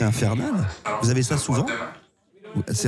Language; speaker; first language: French; native; French